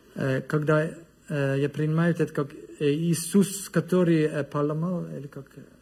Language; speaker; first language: Russian; non-native, learner; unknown